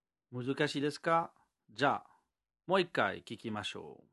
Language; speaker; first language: Japanese; non-native, learner; French